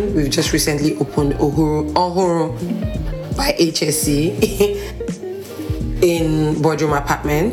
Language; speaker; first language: English; non-native, local second language; Igbo